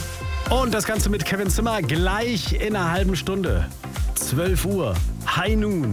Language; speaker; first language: German; native; German